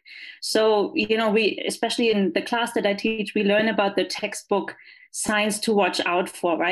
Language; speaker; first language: English; non-native, fluent; German